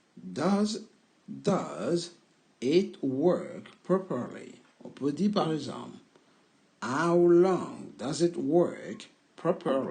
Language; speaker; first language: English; non-native, learner; French